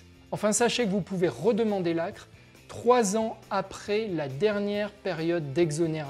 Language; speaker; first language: French; native; French